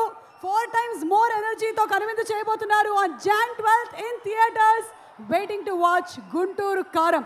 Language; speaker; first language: Telugu; native; Telugu